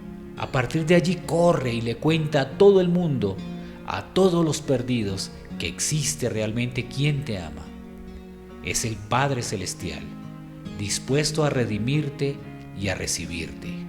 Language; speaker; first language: Spanish; native; Spanish